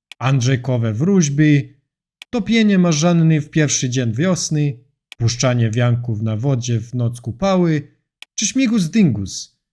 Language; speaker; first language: Polish; non-native, fluent; Serbian